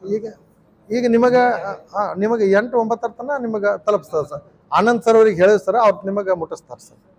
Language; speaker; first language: Kannada; non-native, local second language; Lambadi